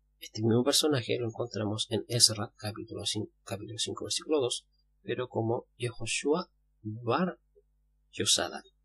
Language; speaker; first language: Spanish; native; Spanish